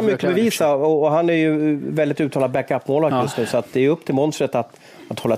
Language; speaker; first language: Swedish; native; Swedish